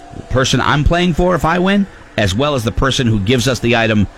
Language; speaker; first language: English; native; English